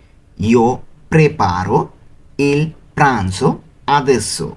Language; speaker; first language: Italian; non-native, learner; Bangla